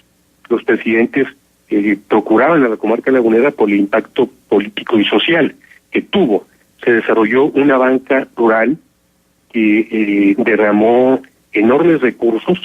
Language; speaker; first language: Spanish; native; Spanish